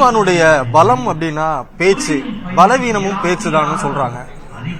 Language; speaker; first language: Tamil; native; Tamil